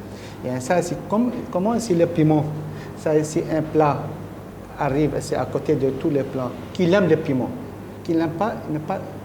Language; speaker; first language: French; non-native, learner; Arabic